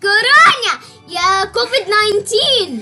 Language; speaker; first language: Arabic; native; Arabic